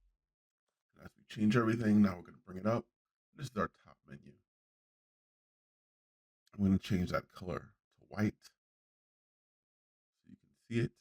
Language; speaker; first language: English; native; English